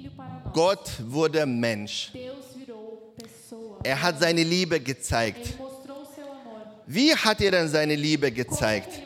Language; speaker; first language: German; non-native, learner; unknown